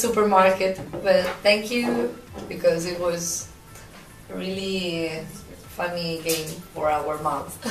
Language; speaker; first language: English; non-native, fluent; Italian